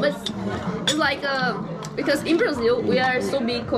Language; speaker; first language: English; non-native, learner; Portuguese